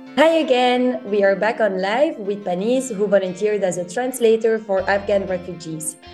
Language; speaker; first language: English; non-native, fluent; French